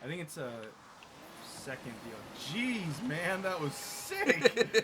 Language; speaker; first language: English; native; English